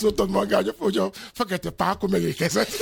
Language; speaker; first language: Hungarian; non-native, fluent; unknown